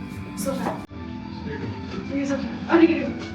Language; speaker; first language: Swedish; early bilingual, other home language; Mongolian